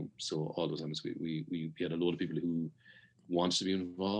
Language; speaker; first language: English; native; English